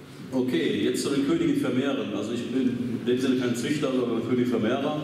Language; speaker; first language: German; native; German